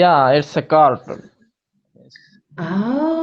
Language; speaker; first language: English; non-native, learner; Pashto